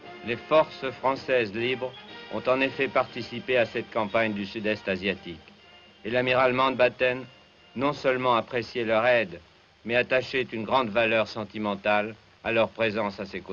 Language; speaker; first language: French; native; French